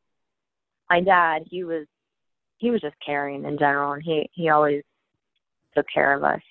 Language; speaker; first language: English; native; English